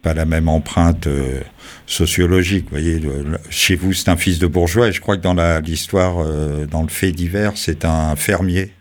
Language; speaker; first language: French; native; French